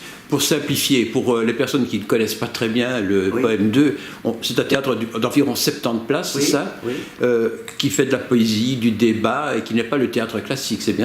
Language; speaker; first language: French; native; French